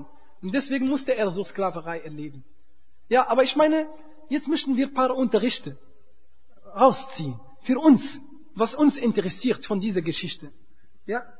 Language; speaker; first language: German; non-native, fluent; Arabic